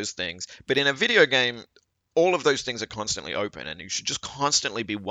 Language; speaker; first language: English; native; English